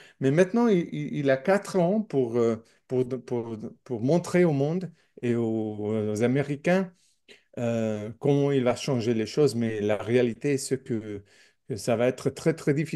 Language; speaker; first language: French; non-native, learner; English